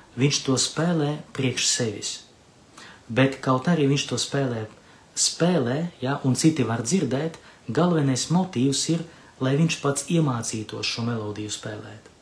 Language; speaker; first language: Latvian; non-native, local second language; Russian